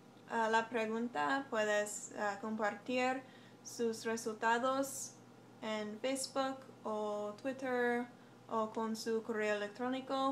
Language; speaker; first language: Spanish; non-native, learner; English